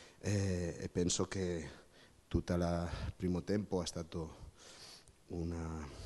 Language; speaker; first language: Italian; non-native, fluent; Spanish